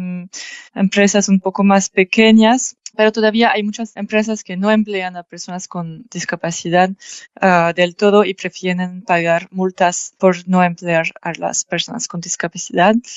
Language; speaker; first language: Spanish; non-native, fluent; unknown